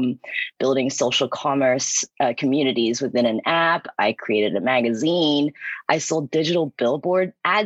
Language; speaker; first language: English; non-native, local second language; Cantonese